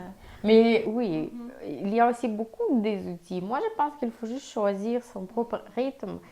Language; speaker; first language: French; non-native, fluent; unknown